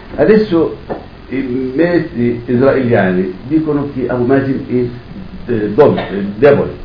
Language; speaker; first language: Italian; non-native, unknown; Arabic